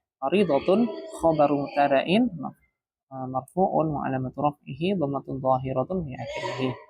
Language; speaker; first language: Arabic; non-native, fluent; Indonesian